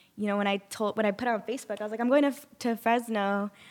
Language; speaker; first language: English; native; English